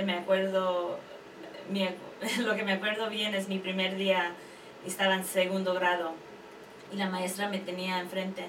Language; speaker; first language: Spanish; early bilingual, heritage; Spanish